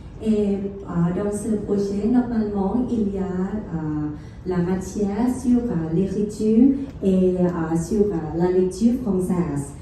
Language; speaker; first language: French; non-native, fluent; Thai